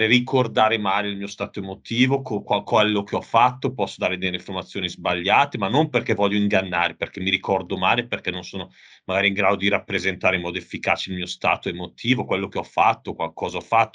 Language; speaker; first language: Italian; native; Italian